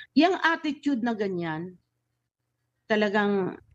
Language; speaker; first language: Filipino; native; Filipino